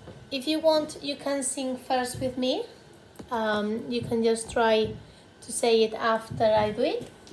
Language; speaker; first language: English; non-native, fluent; Spanish